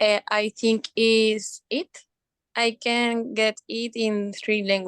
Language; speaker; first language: English; non-native, learner; Spanish